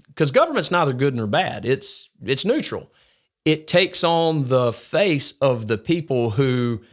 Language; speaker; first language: English; native; English